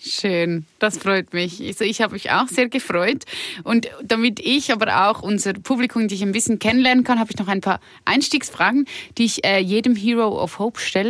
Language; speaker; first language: German; native; German